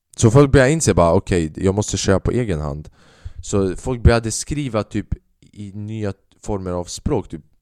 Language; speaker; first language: Swedish; native; Swedish